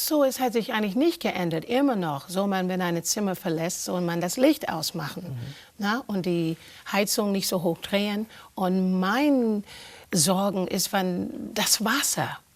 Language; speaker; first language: German; non-native, fluent; English